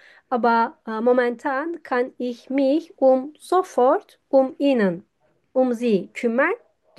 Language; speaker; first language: German; non-native, fluent; Turkish